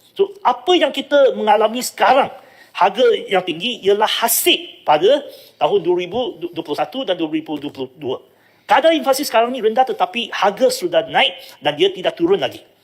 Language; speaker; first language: Malay; non-native, local second language; Chinese